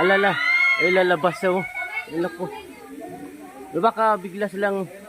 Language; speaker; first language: Filipino; native; Filipino